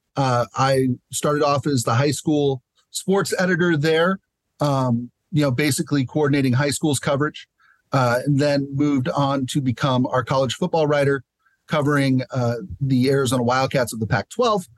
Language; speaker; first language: English; native; English